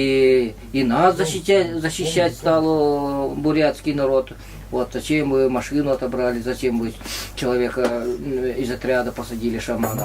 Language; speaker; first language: Russian; native; Russian